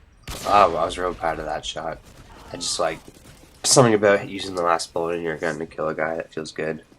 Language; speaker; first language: English; native; English